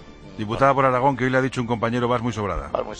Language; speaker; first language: Spanish; native; Spanish